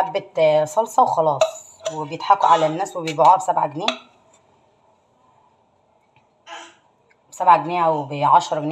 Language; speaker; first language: Arabic; native; Arabic